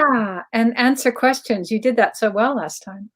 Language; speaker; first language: English; native; English